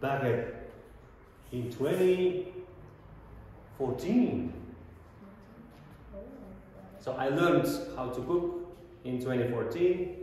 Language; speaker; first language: English; non-native, fluent; Kazakh